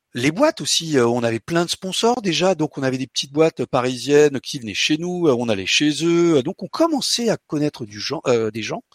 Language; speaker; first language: French; early bilingual, other home language; Portuguese